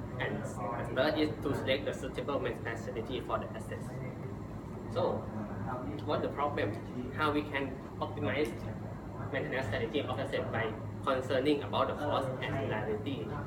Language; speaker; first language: English; non-native, learner; Thai